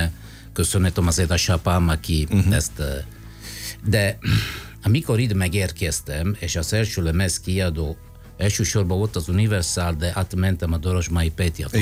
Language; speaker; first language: Hungarian; non-native, fluent; Italian